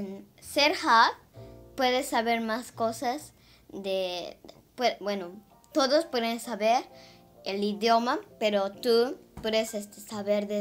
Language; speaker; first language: Spanish; early bilingual, heritage; Spanish